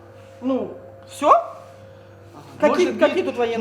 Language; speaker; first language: Russian; native; Russian